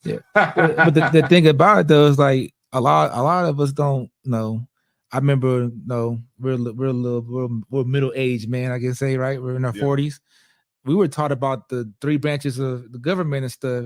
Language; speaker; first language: English; native; English